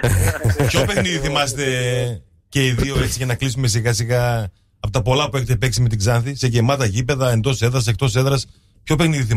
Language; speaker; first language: Greek; native; Greek